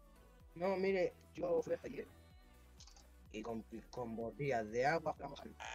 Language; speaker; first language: Spanish; native; Spanish